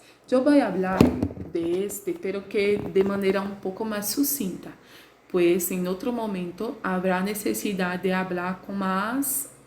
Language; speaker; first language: Spanish; non-native, learner; Portuguese